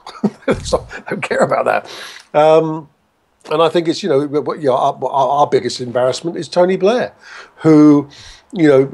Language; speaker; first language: English; native; English